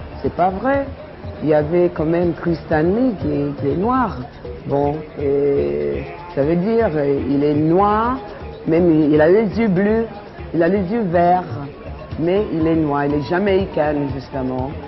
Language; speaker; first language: French; non-native, learner; English